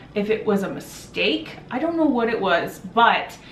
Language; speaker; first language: English; native; English